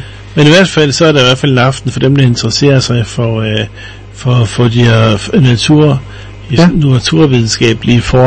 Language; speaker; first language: Danish; native; Danish